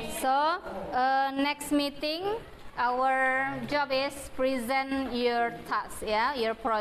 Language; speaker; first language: English; non-native, fluent; Indonesian